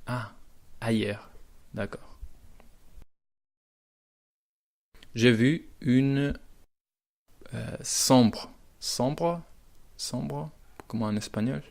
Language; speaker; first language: French; non-native, learner; Spanish